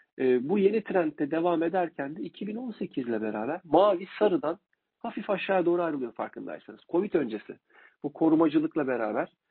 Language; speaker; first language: Turkish; native; Turkish